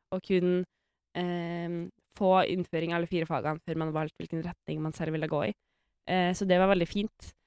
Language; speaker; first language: Norwegian; native; Norwegian